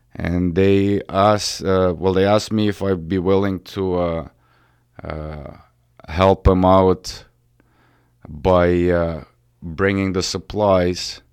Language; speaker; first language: English; early bilingual, other home language; Ukrainian